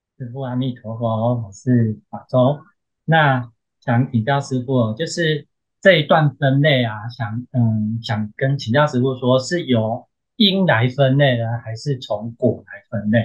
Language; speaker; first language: Chinese; native; Chinese